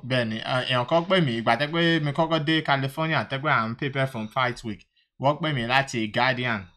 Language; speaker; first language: Yoruba; early bilingual, heritage; Yoruba